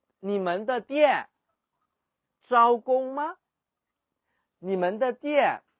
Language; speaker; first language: Chinese; non-native, fluent; Burmese